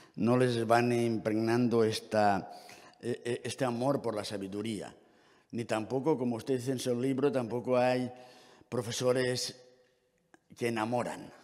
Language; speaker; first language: Spanish; native; Spanish